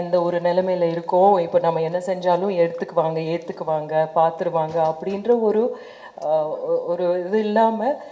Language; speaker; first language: Tamil; native; Tamil